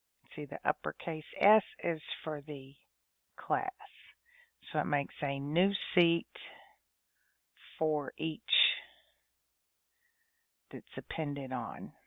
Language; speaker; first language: English; native; English